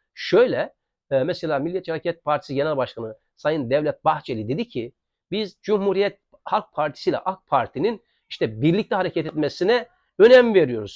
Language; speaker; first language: Turkish; native; Turkish